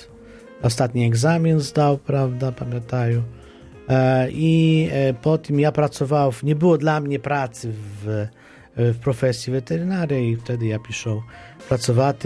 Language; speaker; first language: Polish; non-native, fluent; Ukrainian